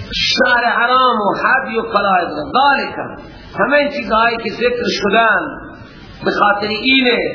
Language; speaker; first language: Persian; non-native, local second language; Baluchi